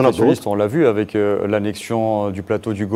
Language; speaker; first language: French; non-native, local second language; Arabic